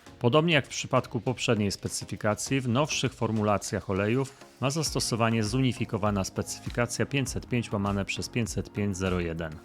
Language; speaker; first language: Polish; native; Polish